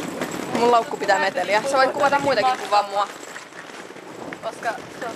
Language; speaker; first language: Finnish; native; Finnish